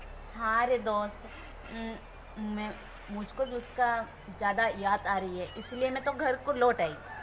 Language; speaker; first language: Hindi; non-native, local second language; Santali